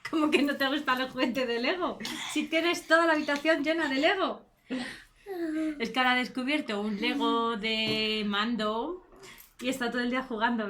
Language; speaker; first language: Spanish; native; Spanish